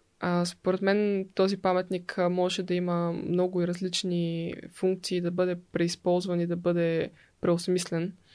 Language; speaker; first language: Bulgarian; native; Bulgarian